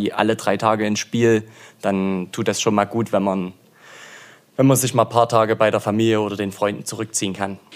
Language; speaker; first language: German; native; German